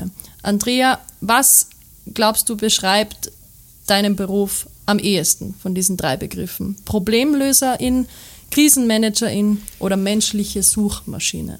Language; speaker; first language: German; native; German